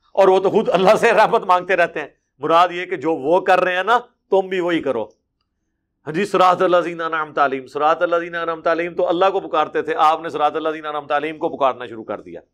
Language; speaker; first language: Urdu; non-native, local second language; Punjabi